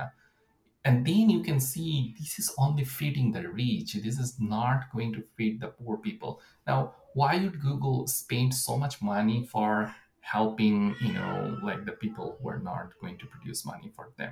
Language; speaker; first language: English; non-native, local second language; Bangla